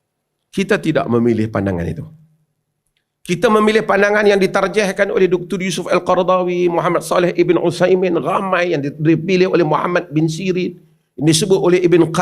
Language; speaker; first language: Malay; native; Malay